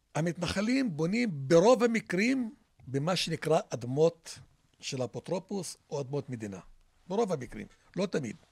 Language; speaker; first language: Hebrew; non-native, local second language; Arabic